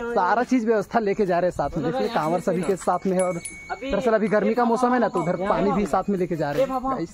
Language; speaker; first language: Hindi; non-native, local second language; Magahi